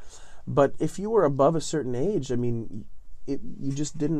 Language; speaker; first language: English; non-native, fluent; Italian